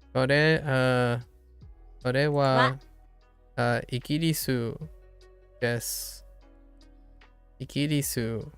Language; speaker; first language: Japanese; non-native, learner; English